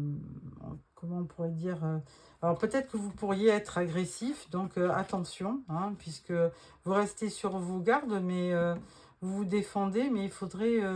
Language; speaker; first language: French; native; French